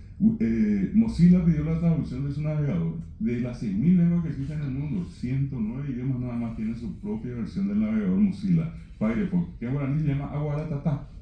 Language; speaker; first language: Spanish; native; Spanish